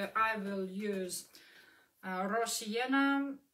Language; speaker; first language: English; non-native, fluent; Russian